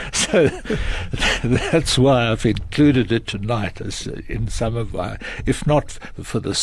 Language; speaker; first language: English; native; English